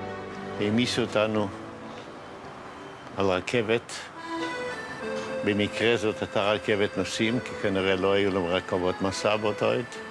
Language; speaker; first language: Hebrew; non-native, fluent; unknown